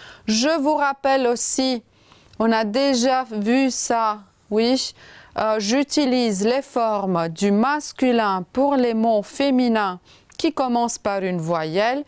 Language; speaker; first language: French; non-native, fluent; Romanian